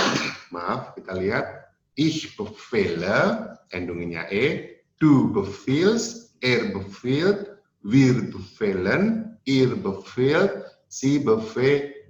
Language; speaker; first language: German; non-native, fluent; Indonesian